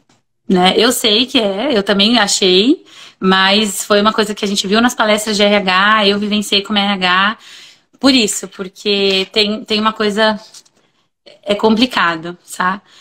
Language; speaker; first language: Portuguese; native; Portuguese